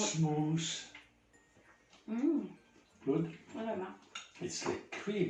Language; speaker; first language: English; non-native, learner; Thai